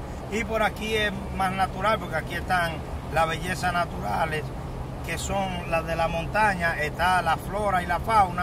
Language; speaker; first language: Spanish; native; Spanish